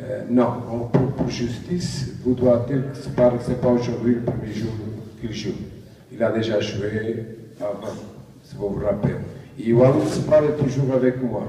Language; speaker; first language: French; non-native, fluent; Portuguese